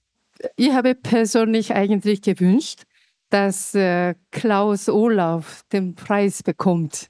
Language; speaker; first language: German; non-native, fluent; Korean